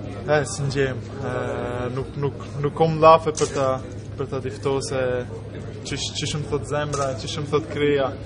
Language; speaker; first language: Albanian; early bilingual, heritage; German